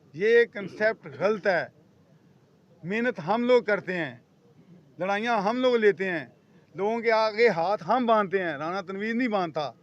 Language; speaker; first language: Urdu; non-native, local second language; Punjabi